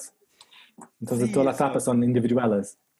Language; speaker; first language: Spanish; non-native, learner; English